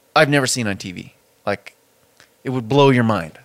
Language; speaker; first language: English; native; English